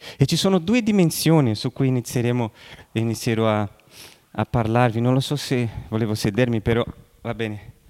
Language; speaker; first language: Italian; non-native, fluent; Portuguese